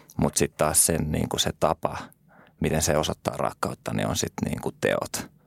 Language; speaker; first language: Finnish; early bilingual, other home language; French